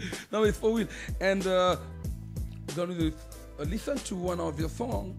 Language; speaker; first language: English; non-native, learner; French